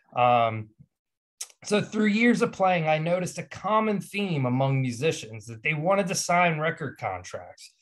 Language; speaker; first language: English; native; English